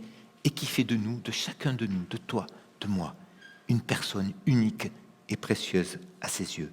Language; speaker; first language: French; native; French